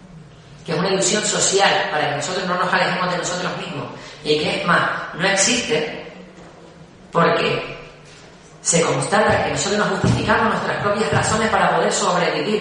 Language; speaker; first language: Spanish; native; Spanish